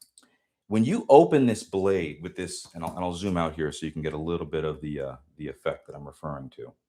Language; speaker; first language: English; native; English